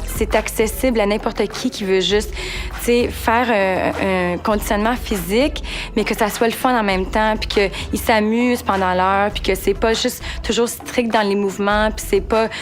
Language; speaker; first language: French; native; French